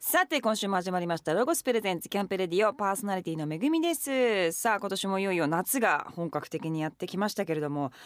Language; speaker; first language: Japanese; native; Japanese